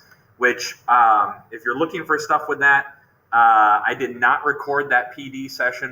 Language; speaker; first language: English; native; English